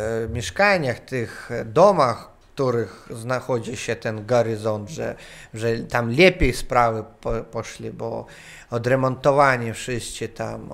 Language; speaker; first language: Polish; non-native, learner; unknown